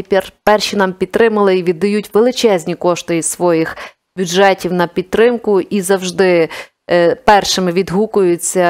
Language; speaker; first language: Ukrainian; native; Ukrainian